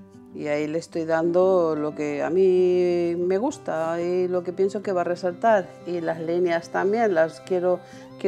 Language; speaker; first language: Spanish; native; Spanish